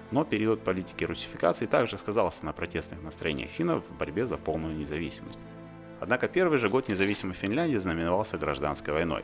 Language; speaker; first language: Russian; native; Russian